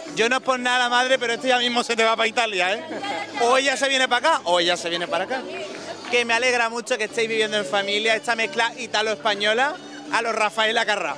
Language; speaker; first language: Spanish; native; Spanish